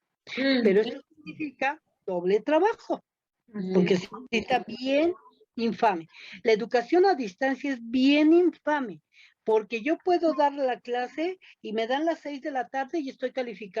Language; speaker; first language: Spanish; native; Spanish